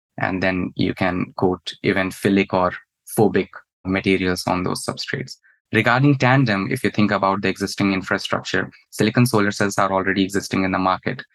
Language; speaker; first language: English; non-native, local second language; Hindi